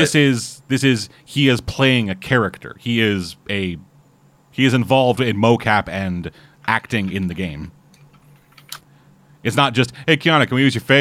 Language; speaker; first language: English; native; English